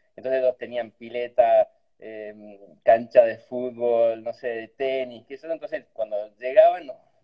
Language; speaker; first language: Spanish; native; Spanish